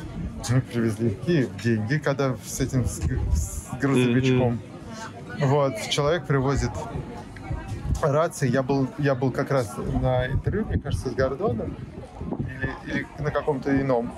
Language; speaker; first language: Russian; native; Russian